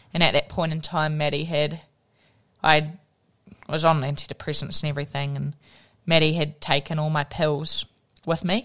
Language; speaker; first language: English; native; English